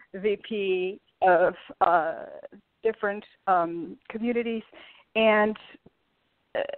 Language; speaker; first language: English; early bilingual, other home language; Portuguese